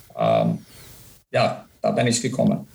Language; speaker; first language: German; non-native, fluent; English